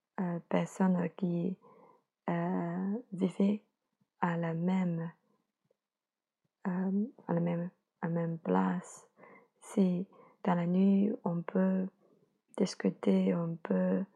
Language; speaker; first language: French; non-native, learner; Chinese